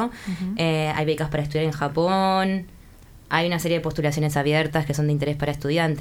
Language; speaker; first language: Spanish; native; Spanish